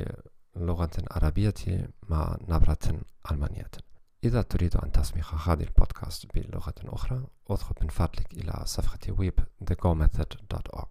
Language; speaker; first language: Arabic; non-native, learner; German